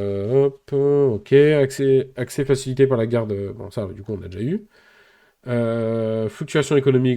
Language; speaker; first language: French; native; French